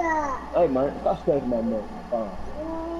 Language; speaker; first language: English; native; English